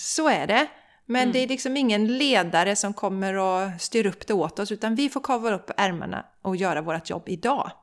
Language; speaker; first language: Swedish; native; Swedish